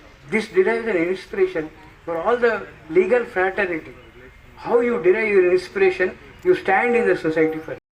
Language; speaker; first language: English; non-native, local second language; Telugu